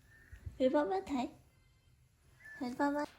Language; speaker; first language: Cantonese; early bilingual, heritage; Cantonese